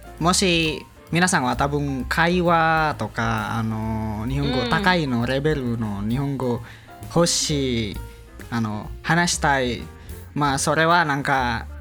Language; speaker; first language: Japanese; non-native, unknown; Indonesian